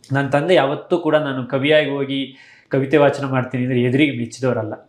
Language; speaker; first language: Kannada; native; Kannada